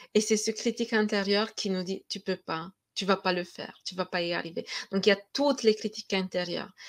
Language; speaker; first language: French; non-native, fluent; Romanian